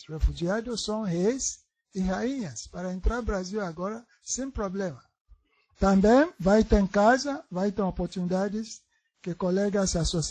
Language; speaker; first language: Portuguese; non-native, learner; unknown